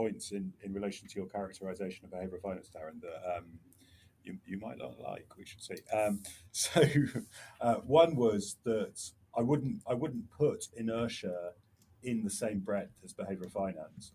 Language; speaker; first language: English; native; English